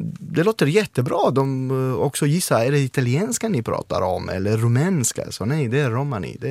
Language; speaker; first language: Swedish; non-native, fluent; Romany